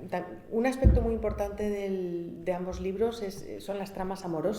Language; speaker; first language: Spanish; native; Spanish